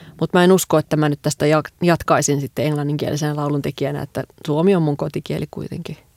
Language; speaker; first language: Finnish; native; Finnish